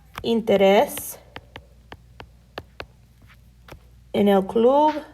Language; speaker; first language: Spanish; non-native, fluent; English